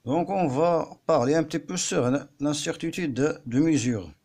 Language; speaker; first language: French; non-native, local second language; Arabic